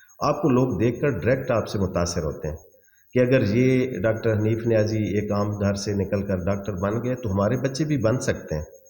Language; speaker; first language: Urdu; non-native, local second language; Saraiki